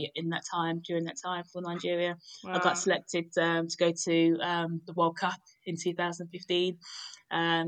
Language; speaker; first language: English; native; English